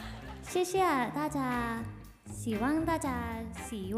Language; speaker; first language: Chinese; non-native, learner; Thai